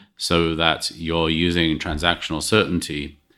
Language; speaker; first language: English; native; English